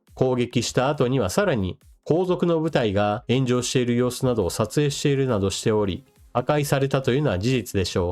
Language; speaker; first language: Japanese; native; Japanese